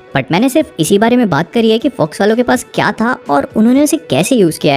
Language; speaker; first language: Hindi; native; Hindi